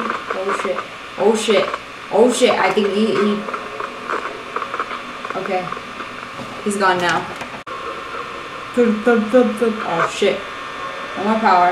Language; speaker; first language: English; native; English